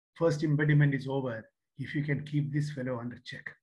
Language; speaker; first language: English; non-native, local second language; Malayalam